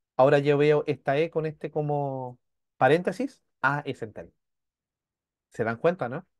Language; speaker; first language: Spanish; native; Spanish